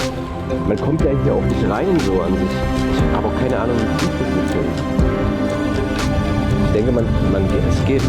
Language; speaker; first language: German; native; German